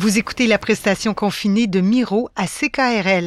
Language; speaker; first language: French; native; French